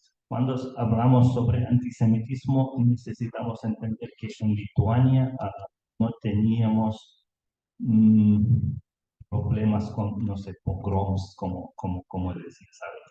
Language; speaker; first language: Spanish; non-native, learner; Lithuanian